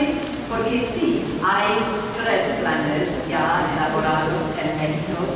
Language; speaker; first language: Spanish; non-native, fluent; English